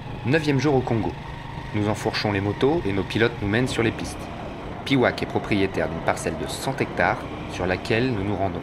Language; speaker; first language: French; native; French